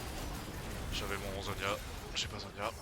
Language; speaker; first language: French; native; French